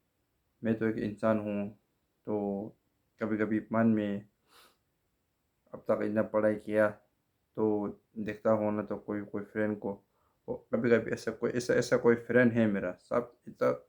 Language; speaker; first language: Hindi; non-native, local second language; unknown